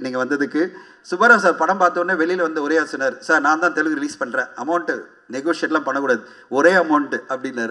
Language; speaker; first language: Tamil; native; Tamil